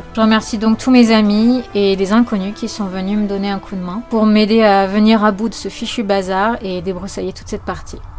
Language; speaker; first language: French; native; French